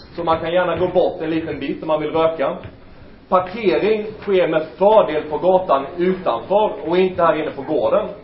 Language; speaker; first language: Swedish; native; Swedish